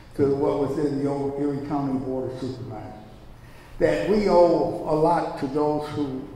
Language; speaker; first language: English; native; English